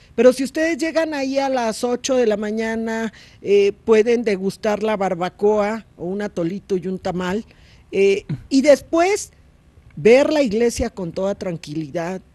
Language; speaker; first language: Spanish; native; Spanish